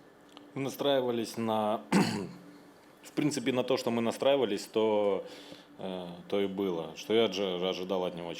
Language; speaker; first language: Russian; native; Russian